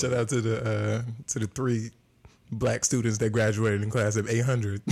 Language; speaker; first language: English; native; English